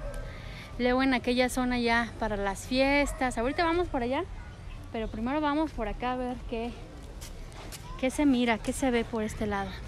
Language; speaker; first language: Spanish; native; Spanish